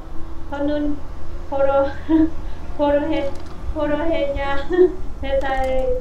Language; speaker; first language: Korean; non-native, learner; Vietnamese